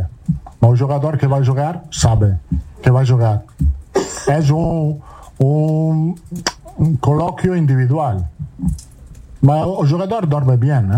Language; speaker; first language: Portuguese; non-native, fluent; Italian